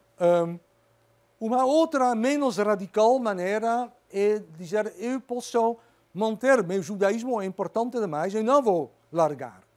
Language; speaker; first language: Portuguese; non-native, fluent; Dutch